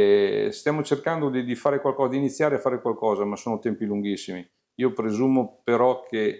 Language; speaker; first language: Italian; native; Italian